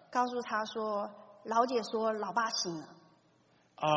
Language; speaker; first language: Chinese; native; Chinese